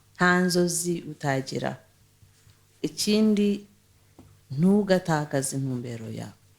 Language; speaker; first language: Kinyarwanda; early bilingual, heritage; Kinyarwanda